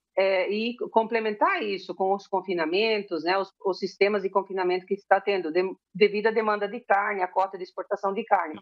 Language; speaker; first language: Portuguese; early bilingual, heritage; Portuguese